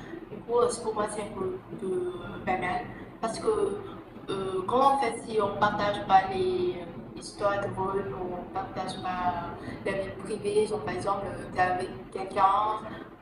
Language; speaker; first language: French; non-native, fluent; Vietnamese